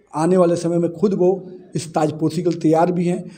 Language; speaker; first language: Hindi; native; Hindi